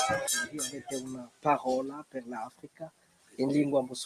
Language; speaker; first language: Italian; non-native, fluent; French